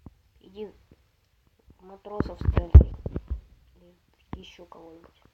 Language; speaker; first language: Russian; native; Russian